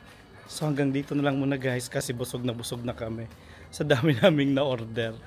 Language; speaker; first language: Filipino; native; Filipino